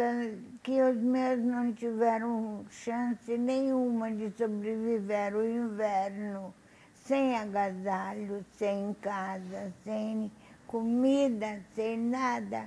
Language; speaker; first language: Portuguese; non-native, fluent; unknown